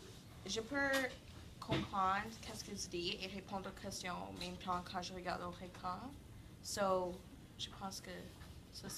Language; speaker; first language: French; non-native, learner; English